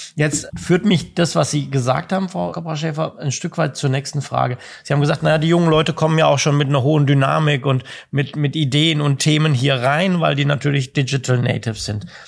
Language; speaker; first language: German; native; German